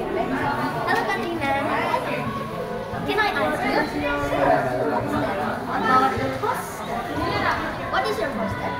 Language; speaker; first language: English; non-native, learner; Indonesian